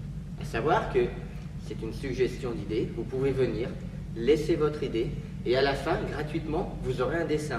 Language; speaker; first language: French; native; French